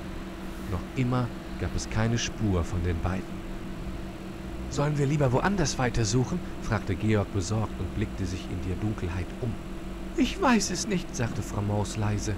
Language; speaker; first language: German; native; German